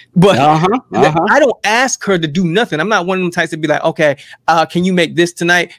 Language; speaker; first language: English; native; English